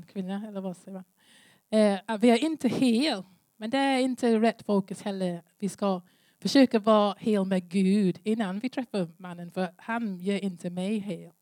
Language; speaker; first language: Swedish; non-native, learner; English